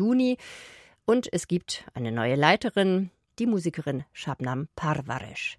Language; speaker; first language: German; native; German